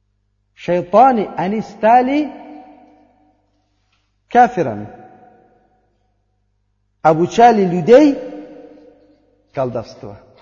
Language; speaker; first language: Russian; non-native, learner; Uzbek